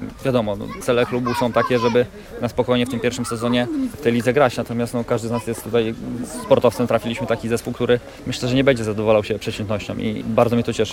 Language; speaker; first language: Polish; native; Polish